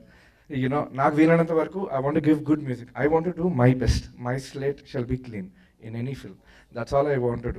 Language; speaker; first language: Telugu; native; Telugu